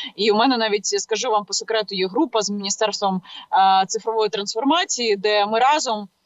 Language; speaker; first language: Ukrainian; native; Ukrainian